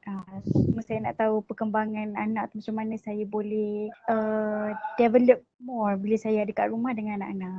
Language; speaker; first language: Malay; native; Malay